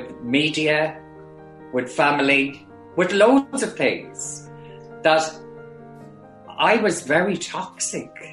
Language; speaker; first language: English; native; English